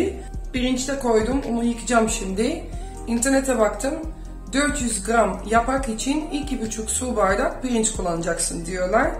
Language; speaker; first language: Turkish; non-native, fluent; Dutch